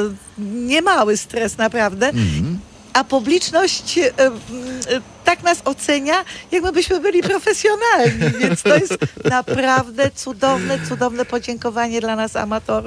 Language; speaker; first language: Polish; non-native, local second language; Kashubian